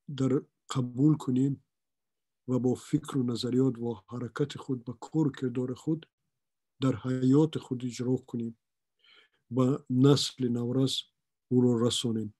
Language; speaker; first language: Persian; non-native, local second language; Shughni